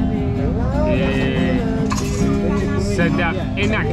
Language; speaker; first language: Indonesian; non-native, learner; English